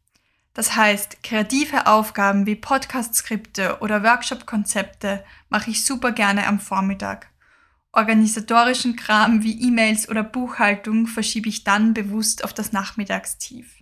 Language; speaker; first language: German; native; German